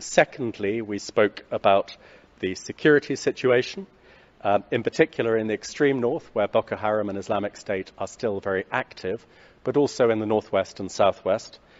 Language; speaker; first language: English; native; English